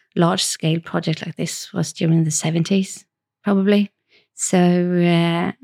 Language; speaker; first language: English; non-native, fluent; Swedish